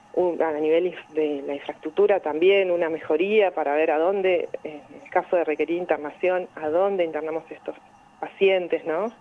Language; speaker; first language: Spanish; native; Spanish